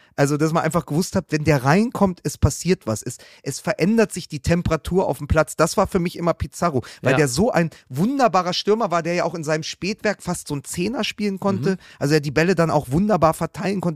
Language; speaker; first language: German; native; German